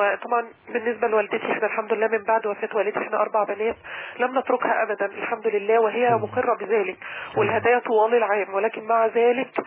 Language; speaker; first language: Arabic; native; Arabic